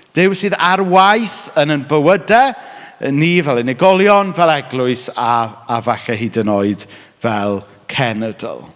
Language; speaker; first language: Welsh; native; Welsh